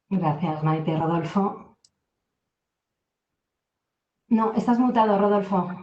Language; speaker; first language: Spanish; native; Spanish